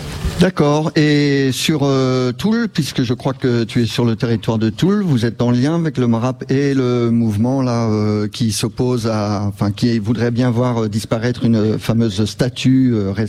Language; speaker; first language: French; native; French